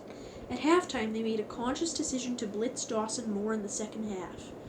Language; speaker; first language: English; native; English